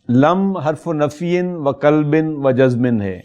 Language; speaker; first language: Urdu; native; Urdu